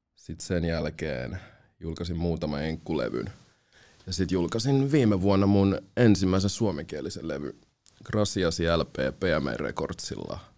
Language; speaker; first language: Finnish; early bilingual, other home language; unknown